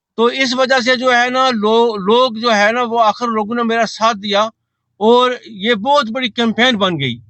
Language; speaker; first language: Urdu; non-native, local second language; Punjabi